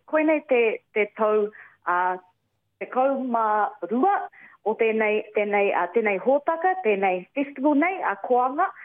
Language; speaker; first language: Māori; non-native, local second language; English